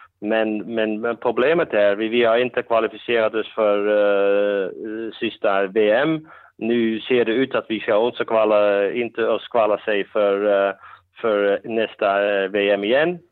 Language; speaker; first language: Swedish; non-native, fluent; Dutch